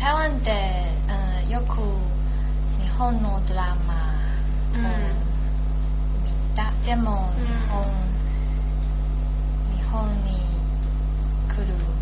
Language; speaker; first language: Japanese; non-native, learner; Chinese